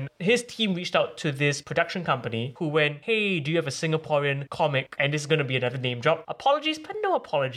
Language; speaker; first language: English; native; English